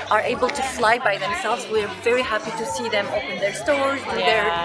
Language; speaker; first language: English; non-native, fluent; French